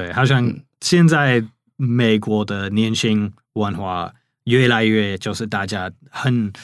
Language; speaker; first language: Chinese; non-native, fluent; English